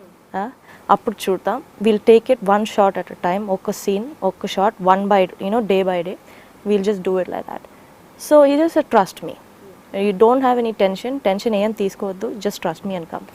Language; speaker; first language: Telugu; non-native, fluent; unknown